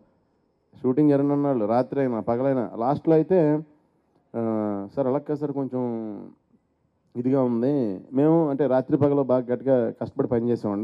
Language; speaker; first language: Telugu; native; Telugu